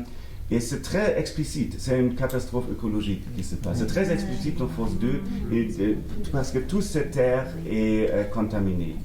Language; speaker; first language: French; non-native, learner; German